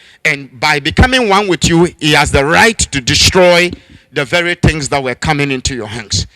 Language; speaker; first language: English; non-native, local second language; Akan